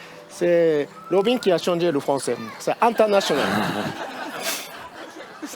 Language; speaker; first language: French; non-native, learner; Japanese